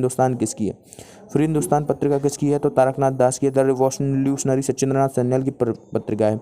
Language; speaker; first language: Hindi; native; Hindi